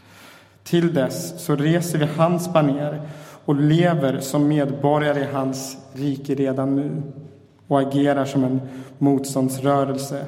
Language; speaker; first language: Swedish; native; Swedish